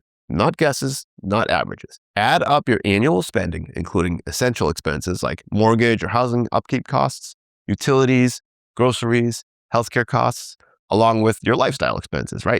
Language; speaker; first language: English; native; English